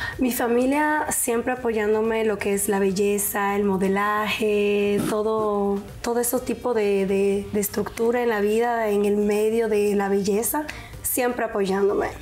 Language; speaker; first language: Spanish; native; Spanish